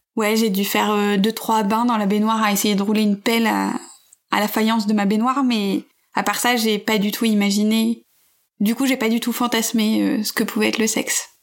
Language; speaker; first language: French; native; French